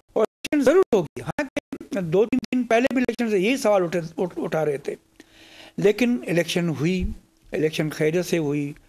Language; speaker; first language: Urdu; non-native, local second language; Sindhi